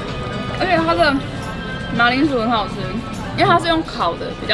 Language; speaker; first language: Chinese; native; Chinese